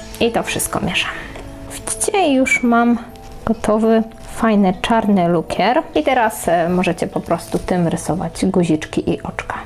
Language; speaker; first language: Polish; native; Polish